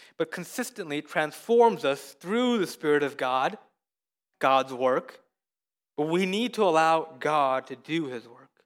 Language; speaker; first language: English; early bilingual, other home language; Hindi